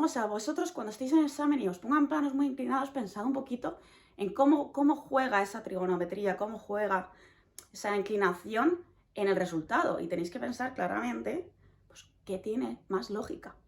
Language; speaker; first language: Spanish; native; Spanish